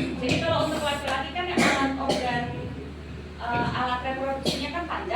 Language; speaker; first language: Indonesian; native; Indonesian